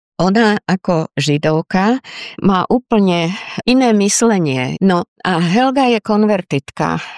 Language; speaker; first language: Slovak; native; Slovak